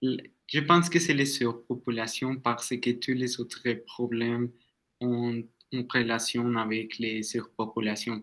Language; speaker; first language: French; non-native, learner; Spanish